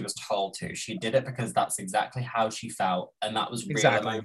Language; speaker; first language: English; native; English